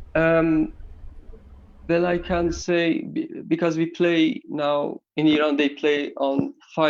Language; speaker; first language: English; non-native, learner; Persian